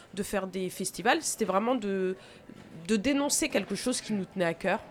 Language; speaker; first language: French; native; French